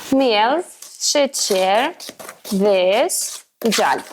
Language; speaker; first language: Albanian; non-native, learner; Ukrainian